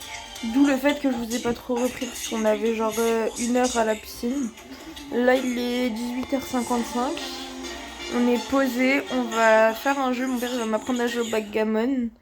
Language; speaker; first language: French; native; French